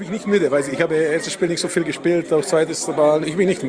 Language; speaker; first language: German; non-native, fluent; Slovenian